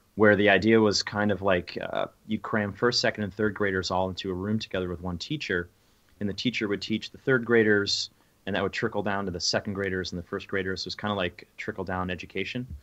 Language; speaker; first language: English; native; English